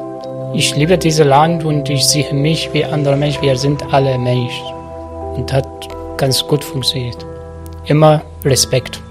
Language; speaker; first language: German; non-native, learner; Arabic